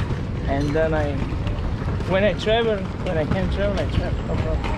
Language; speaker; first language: English; non-native, fluent; Romanian